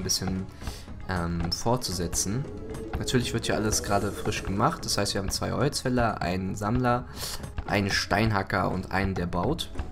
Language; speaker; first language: German; early bilingual, other home language; Greek